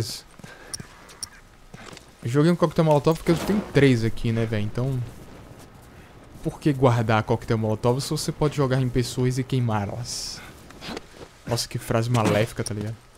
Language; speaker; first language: Portuguese; native; Portuguese